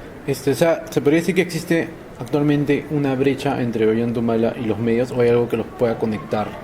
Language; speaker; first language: Spanish; native; Spanish